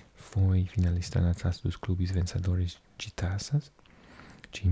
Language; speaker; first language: Portuguese; non-native, learner; English